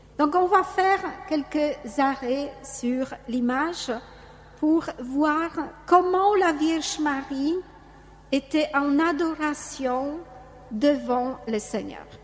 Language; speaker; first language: French; non-native, fluent; Polish